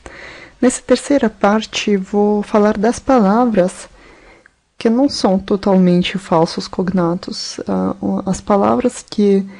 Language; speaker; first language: Portuguese; non-native, fluent; Russian